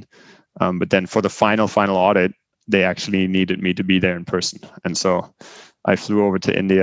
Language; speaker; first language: English; non-native, fluent; German